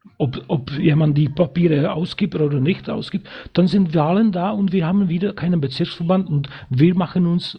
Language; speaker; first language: German; non-native, fluent; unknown